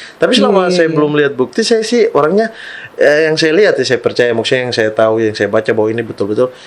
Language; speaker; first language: Indonesian; native; Indonesian